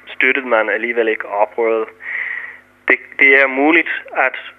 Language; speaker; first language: Danish; non-native, fluent; English